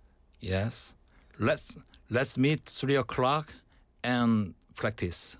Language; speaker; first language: English; non-native, learner; Korean